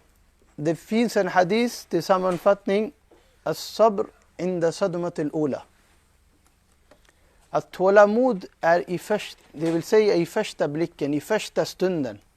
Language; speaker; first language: Swedish; non-native, fluent; Urdu